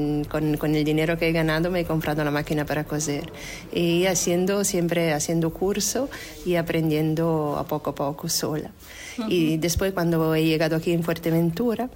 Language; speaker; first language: Spanish; non-native, fluent; Italian